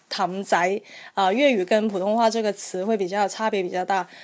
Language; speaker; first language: Chinese; non-native, local second language; Cantonese